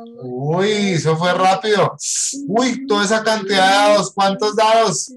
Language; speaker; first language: Spanish; native; Spanish